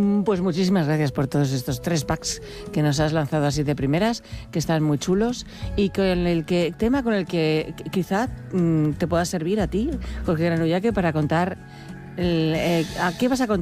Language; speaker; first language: Spanish; native; Spanish